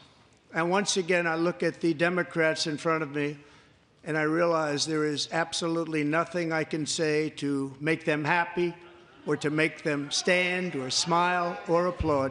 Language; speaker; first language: English; native; English